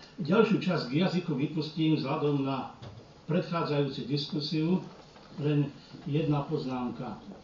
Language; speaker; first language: Slovak; early bilingual, heritage; Slovak